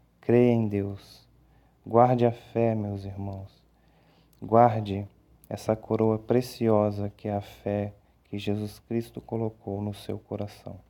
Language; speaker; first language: Portuguese; native; Portuguese